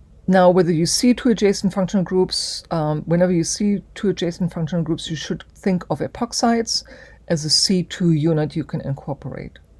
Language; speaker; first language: English; native; English